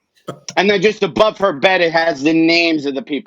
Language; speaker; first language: English; native; English